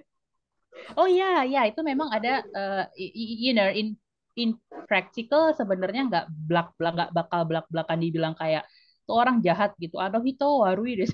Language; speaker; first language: Indonesian; native; Indonesian